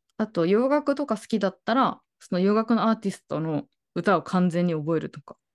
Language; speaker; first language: Japanese; native; Japanese